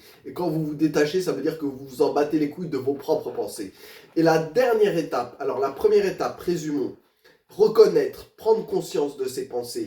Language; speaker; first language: French; native; French